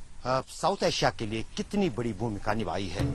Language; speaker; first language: Hindi; native; Hindi